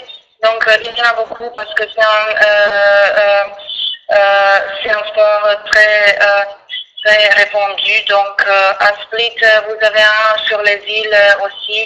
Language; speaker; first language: French; non-native, fluent; Croatian